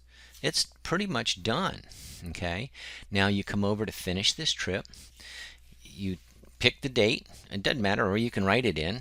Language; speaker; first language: English; native; English